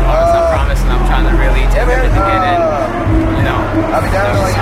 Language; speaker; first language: English; non-native, fluent; Russian